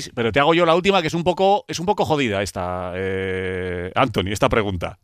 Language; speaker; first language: Spanish; native; Spanish